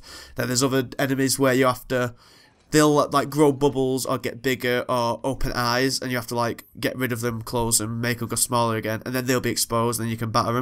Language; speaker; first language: English; native; English